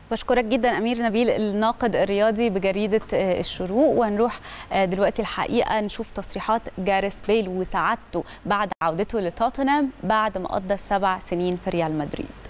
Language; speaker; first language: Arabic; native; Arabic